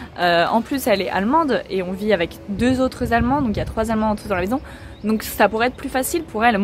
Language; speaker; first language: French; native; French